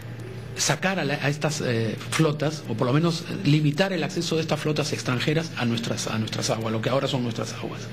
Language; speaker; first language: Spanish; native; Spanish